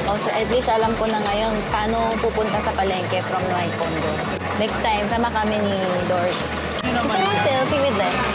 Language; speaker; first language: Filipino; non-native, fluent; Korean